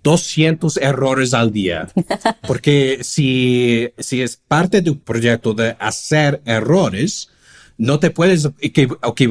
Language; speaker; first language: Spanish; non-native, fluent; English